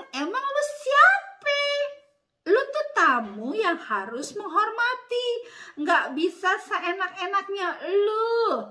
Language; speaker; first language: Indonesian; native; Indonesian